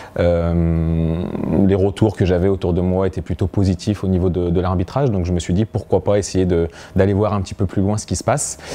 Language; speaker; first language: French; native; French